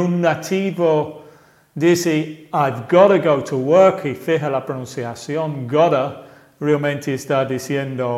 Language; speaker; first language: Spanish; non-native, fluent; English